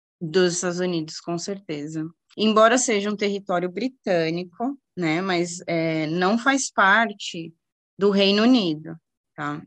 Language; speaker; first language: Portuguese; native; Portuguese